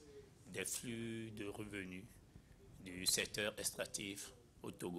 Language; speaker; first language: French; non-native, local second language; Ewe